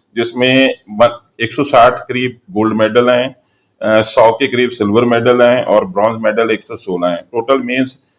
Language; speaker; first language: Hindi; non-native, local second language; Punjabi